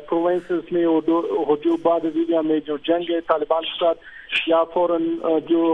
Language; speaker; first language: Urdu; non-native, fluent; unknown